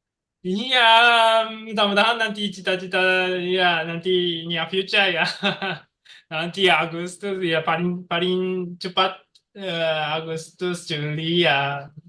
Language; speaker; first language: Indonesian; non-native, learner; Japanese